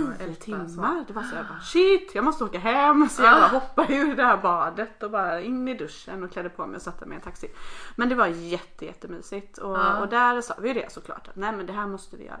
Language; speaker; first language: Swedish; native; Swedish